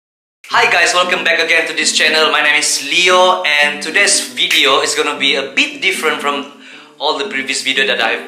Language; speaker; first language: English; non-native, local second language; Malay